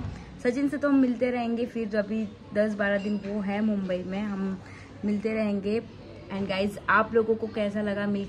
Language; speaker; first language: Hindi; native; Hindi